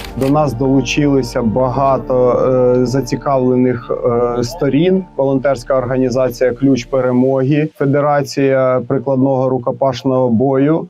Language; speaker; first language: Ukrainian; native; Ukrainian